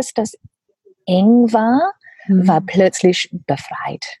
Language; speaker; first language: German; non-native, learner; English